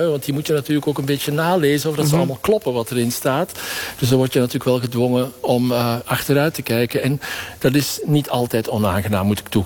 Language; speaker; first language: Dutch; native; Dutch